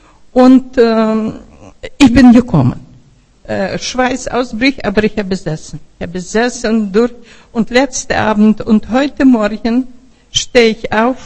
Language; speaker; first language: German; non-native, fluent; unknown